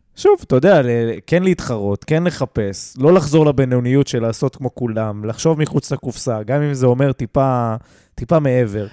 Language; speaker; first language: Hebrew; native; Hebrew